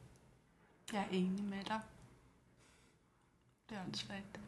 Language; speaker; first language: Danish; non-native, local second language; Kalaallisut